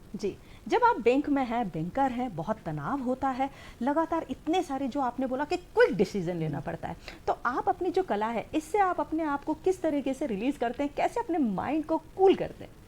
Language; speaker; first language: Hindi; native; Hindi